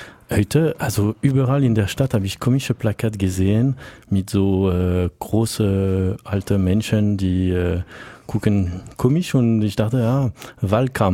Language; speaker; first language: German; non-native, learner; French